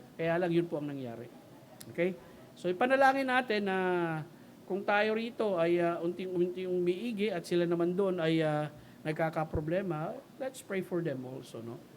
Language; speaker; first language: Filipino; native; Filipino